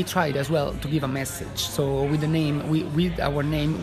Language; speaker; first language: English; non-native, fluent; Italian